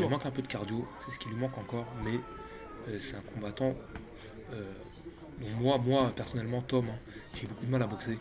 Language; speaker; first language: French; native; French